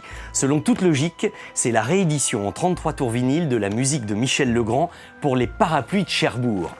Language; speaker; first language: French; native; French